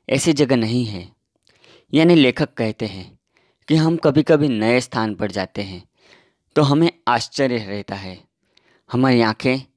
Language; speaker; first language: Hindi; non-native, local second language; Gujarati